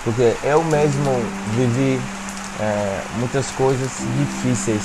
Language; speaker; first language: Portuguese; non-native, fluent; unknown